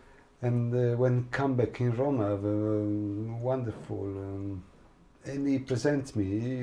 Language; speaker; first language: English; non-native, learner; Italian